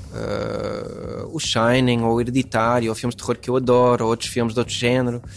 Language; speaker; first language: Portuguese; non-native, fluent; English